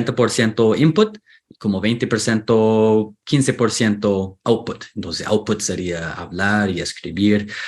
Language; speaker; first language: Spanish; non-native, fluent; English